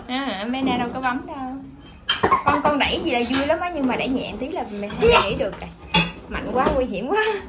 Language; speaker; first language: Vietnamese; native; Vietnamese